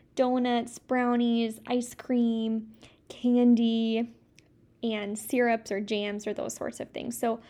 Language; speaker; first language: English; native; English